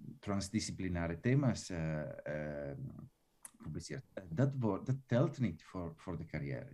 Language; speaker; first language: Dutch; non-native, fluent; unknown